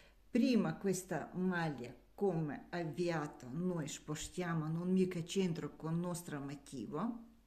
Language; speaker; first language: Italian; non-native, learner; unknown